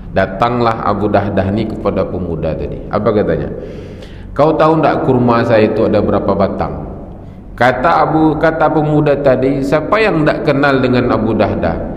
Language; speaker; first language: Malay; native; Malay